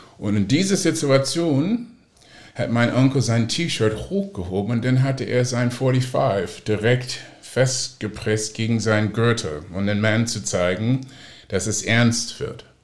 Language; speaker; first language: German; non-native, fluent; English